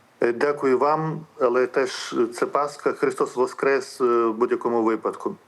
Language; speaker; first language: Ukrainian; non-native, fluent; Lithuanian